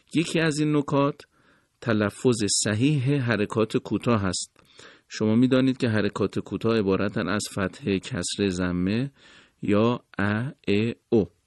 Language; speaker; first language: Persian; native; Persian